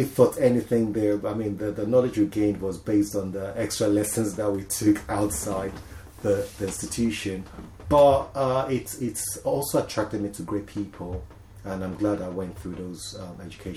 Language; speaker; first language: English; non-native, local second language; Yoruba